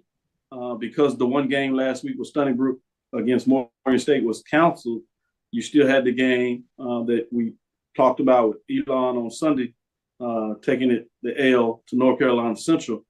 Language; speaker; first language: English; native; English